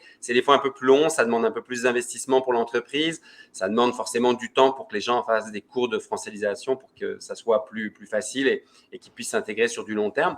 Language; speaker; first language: French; native; French